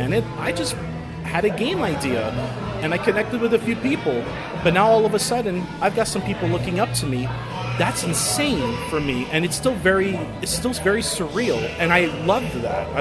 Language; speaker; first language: English; native; English